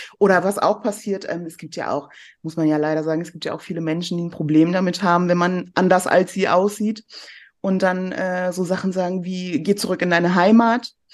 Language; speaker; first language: German; early bilingual, other home language; Persian